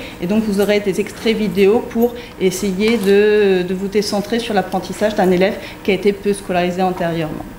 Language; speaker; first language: French; native; French